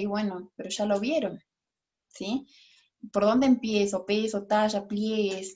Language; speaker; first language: Spanish; native; Spanish